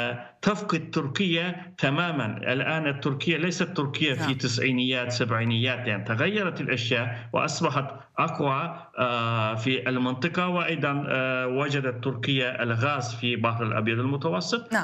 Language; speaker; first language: Arabic; non-native, fluent; Turkish